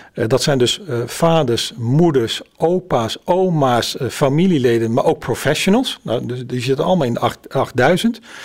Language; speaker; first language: Dutch; native; Dutch